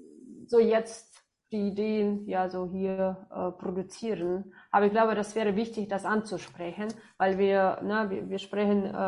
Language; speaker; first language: German; non-native, fluent; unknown